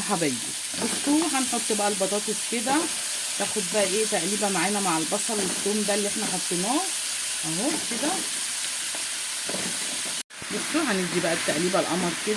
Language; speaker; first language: Arabic; native; Arabic